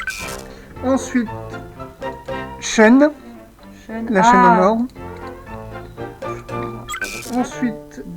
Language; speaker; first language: French; native; French